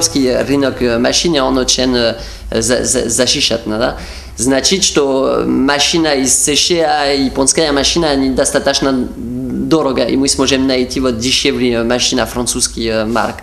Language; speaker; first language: Russian; non-native, fluent; French